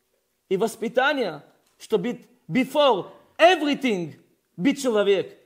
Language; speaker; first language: Russian; early bilingual, heritage; Russian